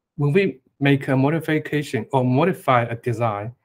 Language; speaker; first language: English; non-native, fluent; Chinese